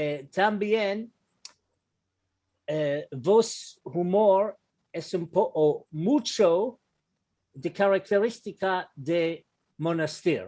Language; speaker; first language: Spanish; non-native, learner; English